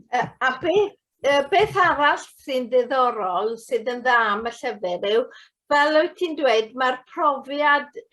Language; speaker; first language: Welsh; non-native, fluent; English